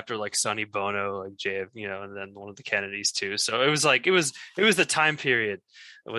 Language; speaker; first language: English; native; English